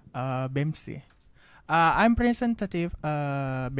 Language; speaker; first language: English; non-native, learner; Indonesian